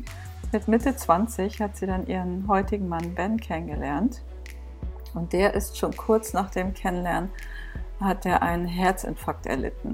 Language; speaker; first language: German; native; German